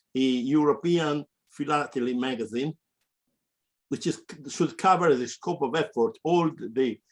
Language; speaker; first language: English; non-native, fluent; Italian